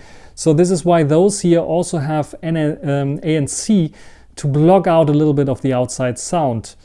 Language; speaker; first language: English; non-native, fluent; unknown